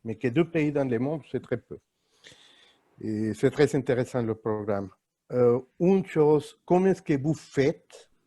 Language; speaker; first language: French; non-native, fluent; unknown